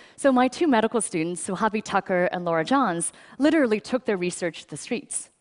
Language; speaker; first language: English; early bilingual, other home language; Chinese